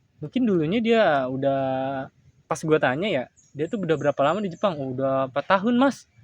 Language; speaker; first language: Indonesian; native; Indonesian